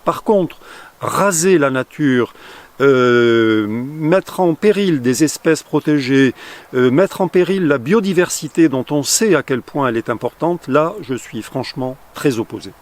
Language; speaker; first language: French; native; French